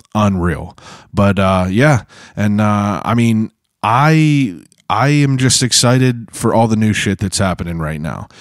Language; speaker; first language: English; native; English